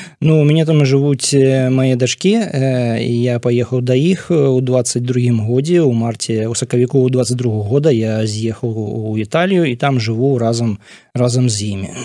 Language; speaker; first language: Belarusian; non-native, local second language; Russian